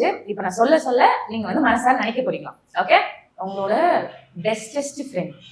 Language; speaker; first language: Tamil; native; Tamil